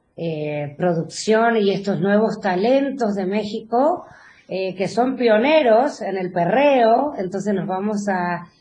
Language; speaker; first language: Spanish; native; Spanish